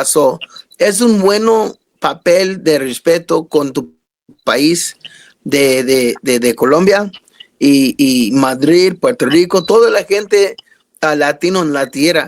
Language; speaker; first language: Spanish; non-native, learner; English